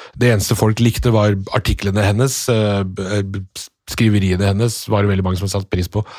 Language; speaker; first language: Norwegian; early bilingual, other home language; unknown